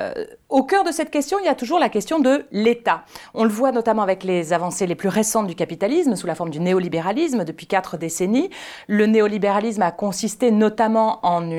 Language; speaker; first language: French; native; French